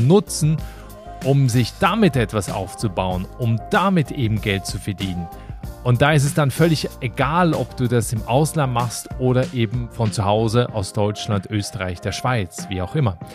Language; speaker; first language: German; native; German